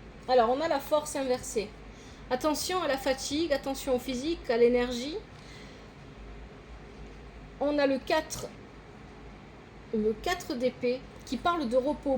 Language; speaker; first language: French; native; French